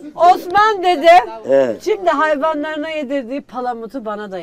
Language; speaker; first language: Turkish; native; Turkish